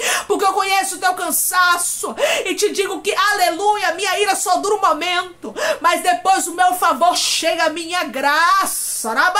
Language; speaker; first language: Portuguese; native; Portuguese